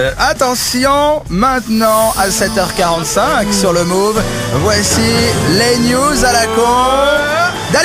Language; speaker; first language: French; native; French